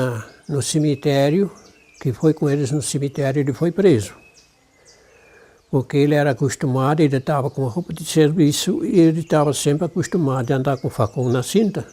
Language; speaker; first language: Portuguese; non-native, local second language; German